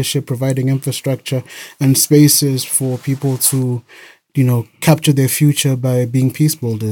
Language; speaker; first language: English; non-native, local second language; Shona